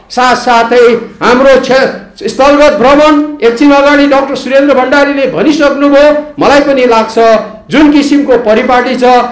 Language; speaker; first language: Nepali; native; Nepali